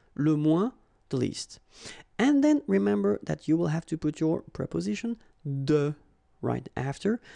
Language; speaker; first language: English; non-native, fluent; French